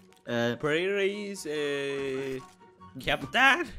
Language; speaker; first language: English; non-native, learner; Turkish